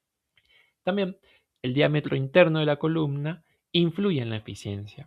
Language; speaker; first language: Spanish; native; Spanish